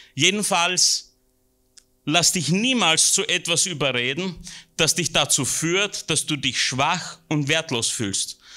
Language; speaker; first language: German; native; German